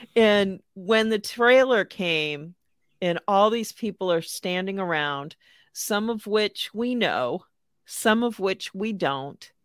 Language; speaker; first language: English; native; English